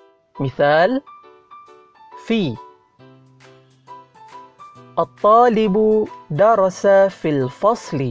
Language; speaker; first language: Arabic; non-native, fluent; Malay